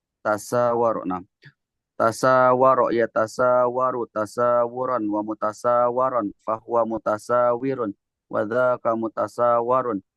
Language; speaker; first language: Arabic; non-native, learner; Indonesian